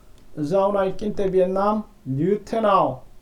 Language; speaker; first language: Vietnamese; non-native, learner; Korean